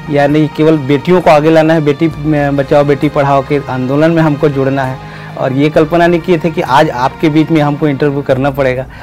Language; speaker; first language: Hindi; native; Hindi